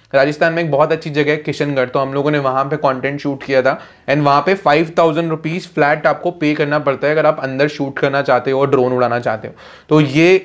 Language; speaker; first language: Hindi; native; Hindi